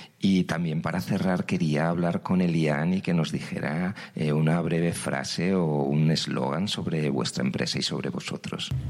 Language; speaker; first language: Spanish; native; Spanish